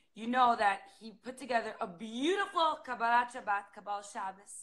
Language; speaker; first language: English; native; English